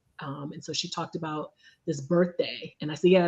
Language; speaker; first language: English; native; English